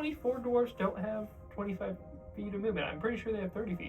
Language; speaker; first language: English; native; English